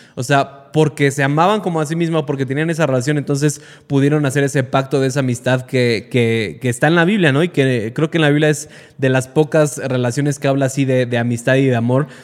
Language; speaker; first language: Spanish; native; Spanish